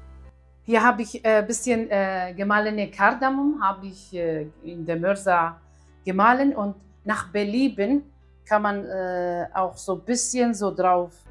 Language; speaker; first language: German; non-native, learner; Aramaic